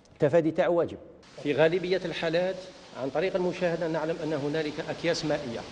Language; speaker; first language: Arabic; native; Arabic